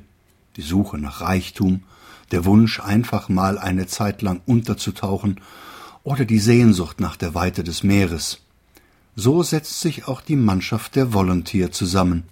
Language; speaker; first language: German; native; German